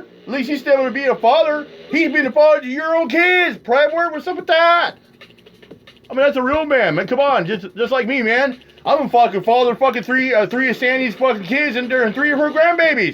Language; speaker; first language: English; native; English